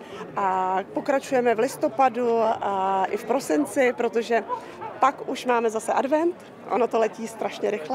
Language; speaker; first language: Czech; native; Czech